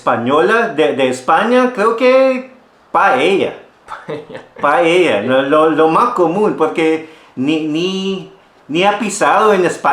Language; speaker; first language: Spanish; non-native, fluent; Filipino